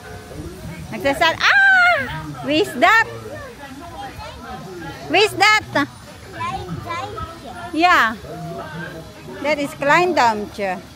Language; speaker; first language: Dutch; non-native, learner; Filipino